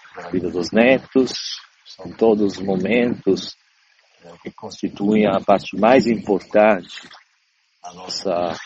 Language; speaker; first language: Portuguese; non-native, fluent; Italian